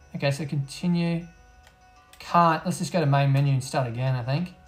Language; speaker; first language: English; native; English